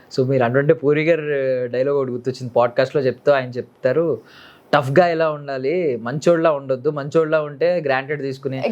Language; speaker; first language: Telugu; native; Telugu